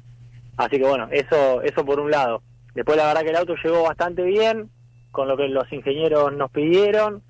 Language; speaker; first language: Spanish; native; Spanish